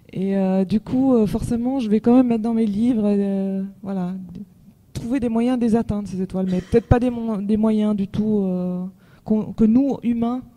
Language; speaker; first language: French; native; French